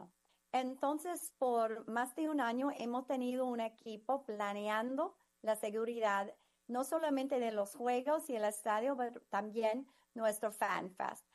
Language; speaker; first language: Spanish; non-native, fluent; English